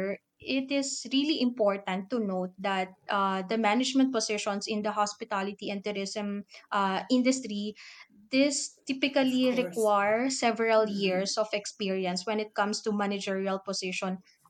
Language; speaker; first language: English; non-native, local second language; Filipino